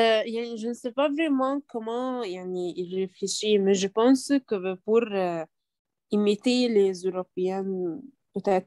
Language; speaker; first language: French; non-native, learner; Arabic